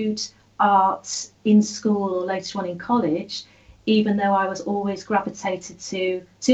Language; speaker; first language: English; native; English